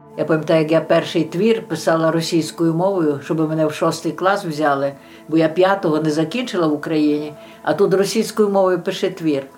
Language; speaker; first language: Ukrainian; native; Ukrainian